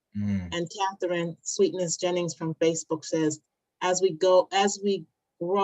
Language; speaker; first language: English; native; English